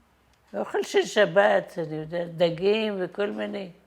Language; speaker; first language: Hebrew; non-native, fluent; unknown